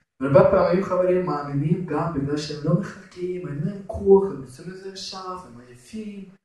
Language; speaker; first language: Hebrew; non-native, fluent; Russian